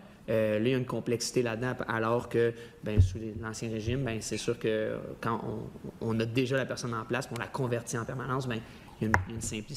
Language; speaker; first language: French; native; French